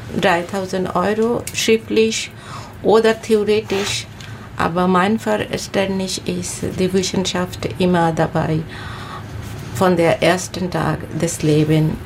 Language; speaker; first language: German; non-native, learner; Bangla